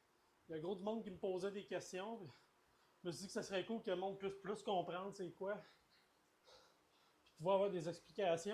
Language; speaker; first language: French; native; French